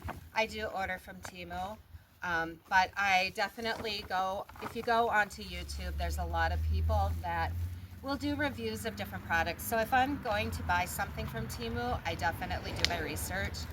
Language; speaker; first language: English; native; English